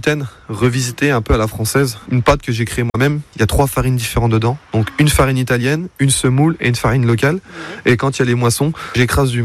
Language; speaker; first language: French; native; French